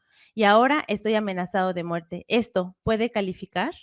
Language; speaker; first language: Spanish; native; Spanish